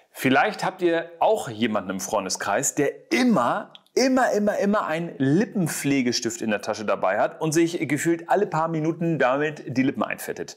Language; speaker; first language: German; native; German